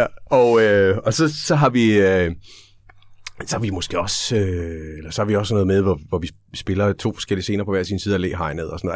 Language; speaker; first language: Danish; native; Danish